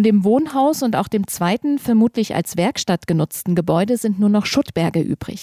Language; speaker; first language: German; native; German